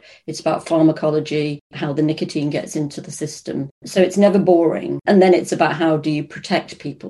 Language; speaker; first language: English; native; English